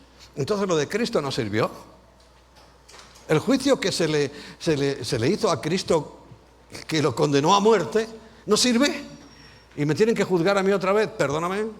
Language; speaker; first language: Spanish; native; Spanish